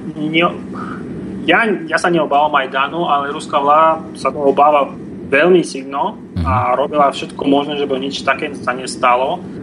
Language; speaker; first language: Slovak; non-native, fluent; Russian